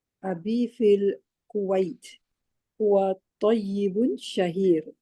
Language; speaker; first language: Arabic; non-native, learner; Malay